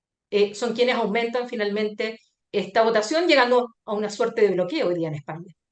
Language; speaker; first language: Spanish; native; Spanish